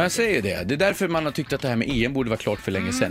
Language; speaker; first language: Swedish; native; Swedish